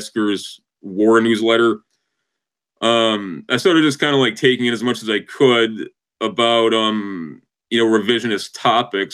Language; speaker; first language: English; native; English